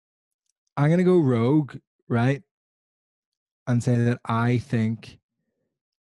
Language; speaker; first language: English; native; English